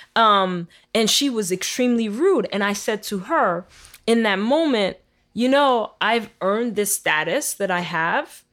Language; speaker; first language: English; early bilingual, other home language; Haitian Creole